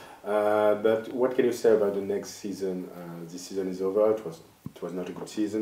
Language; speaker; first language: English; non-native, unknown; French